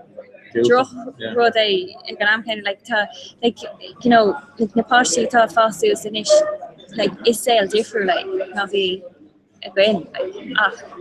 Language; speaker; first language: Irish; non-native, local second language; English